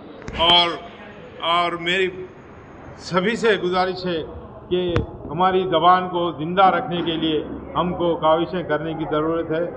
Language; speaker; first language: Urdu; native; Urdu